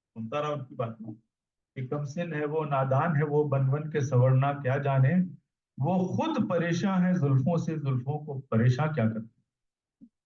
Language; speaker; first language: Urdu; native; Urdu